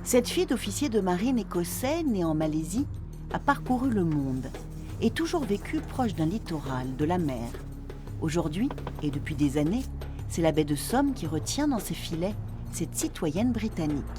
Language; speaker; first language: French; native; French